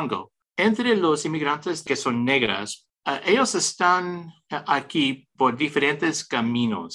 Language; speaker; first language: Spanish; early bilingual, heritage; English